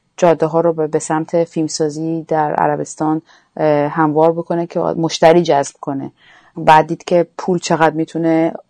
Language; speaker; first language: Persian; native; Persian